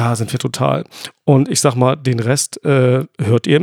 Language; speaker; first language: German; native; German